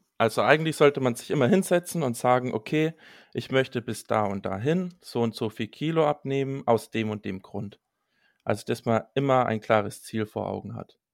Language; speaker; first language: German; native; German